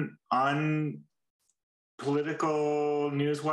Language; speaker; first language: English; native; English